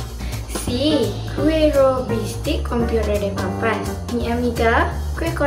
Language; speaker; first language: Spanish; non-native, learner; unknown